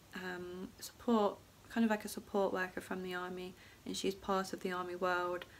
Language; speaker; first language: English; native; English